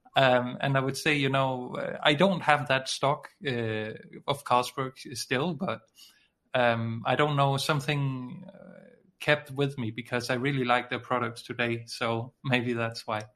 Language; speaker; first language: English; non-native, fluent; Danish